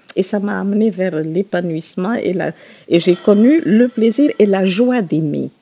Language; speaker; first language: French; non-native, local second language; Susu